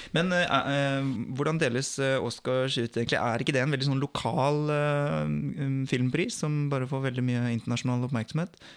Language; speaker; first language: Norwegian; native; Norwegian